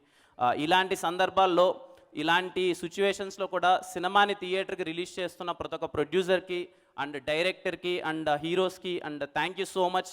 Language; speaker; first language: Telugu; native; Telugu